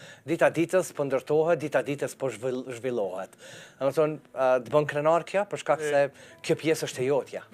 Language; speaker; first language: Albanian; native; Albanian